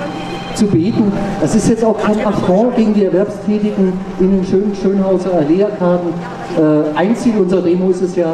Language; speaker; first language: German; native; German